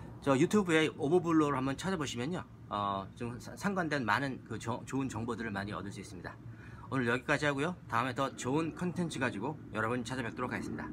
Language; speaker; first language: Korean; native; Korean